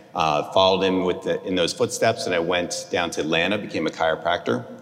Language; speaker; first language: English; native; English